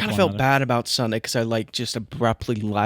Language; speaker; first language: English; native; English